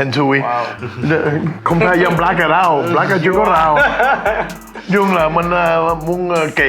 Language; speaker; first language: Vietnamese; early bilingual, heritage; English